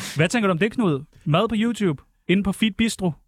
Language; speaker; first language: Danish; native; Danish